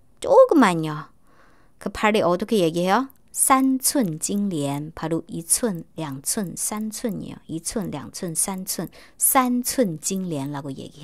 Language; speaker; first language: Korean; non-native, fluent; Chinese